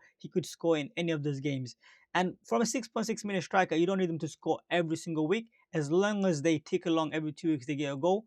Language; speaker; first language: English; native; English